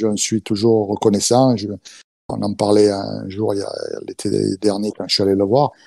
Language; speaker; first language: French; native; French